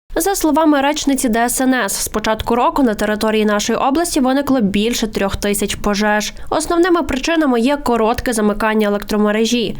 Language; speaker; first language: Ukrainian; native; Ukrainian